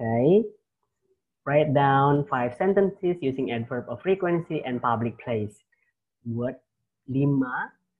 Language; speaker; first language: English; non-native, fluent; Indonesian